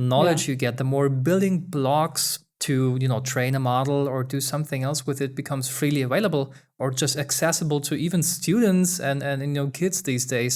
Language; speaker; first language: English; non-native, fluent; German